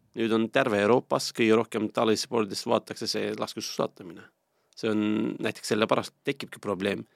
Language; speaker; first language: Estonian; non-native, fluent; Turkish